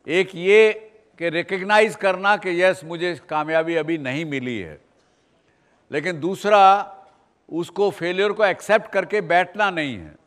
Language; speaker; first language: Hindi; native; Hindi